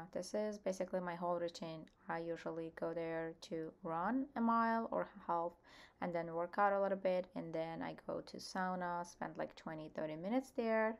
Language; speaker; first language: English; non-native, fluent; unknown